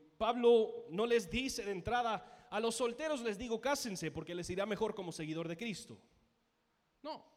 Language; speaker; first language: Spanish; non-native, fluent; English